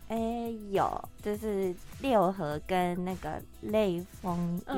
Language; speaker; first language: Chinese; non-native, fluent; Japanese